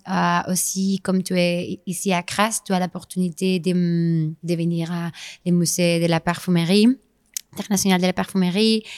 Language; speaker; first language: French; non-native, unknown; Spanish